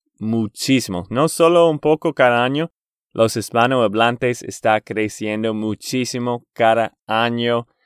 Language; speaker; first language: Spanish; non-native, fluent; English